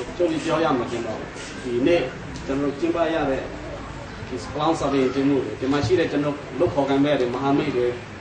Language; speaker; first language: Burmese; non-native, local second language; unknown